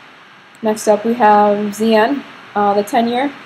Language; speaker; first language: English; native; English